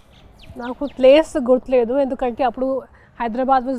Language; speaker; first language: Telugu; non-native, fluent; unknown